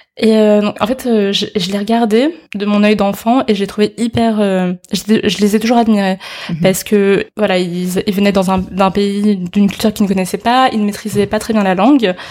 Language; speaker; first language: French; early bilingual, other home language; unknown